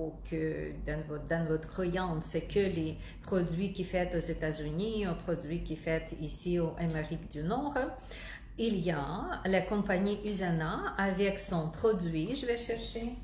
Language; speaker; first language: French; non-native, fluent; Russian